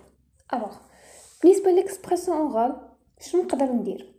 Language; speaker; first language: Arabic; native; Arabic